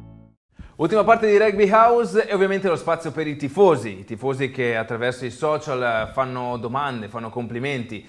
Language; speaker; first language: Italian; native; Italian